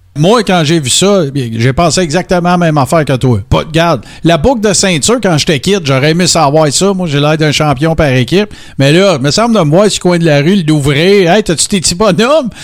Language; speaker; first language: French; native; French